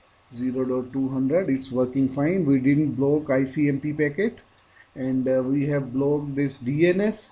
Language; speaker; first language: English; non-native, local second language; Hindi